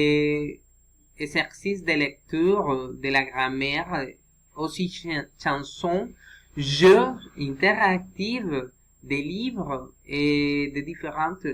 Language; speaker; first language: French; non-native, learner; Spanish